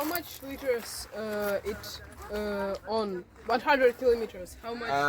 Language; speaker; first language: English; non-native, learner; Ukrainian